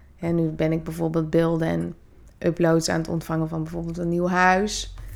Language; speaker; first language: Dutch; native; Dutch